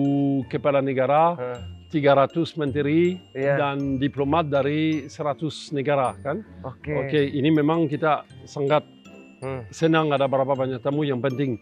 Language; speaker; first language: Indonesian; non-native, fluent; French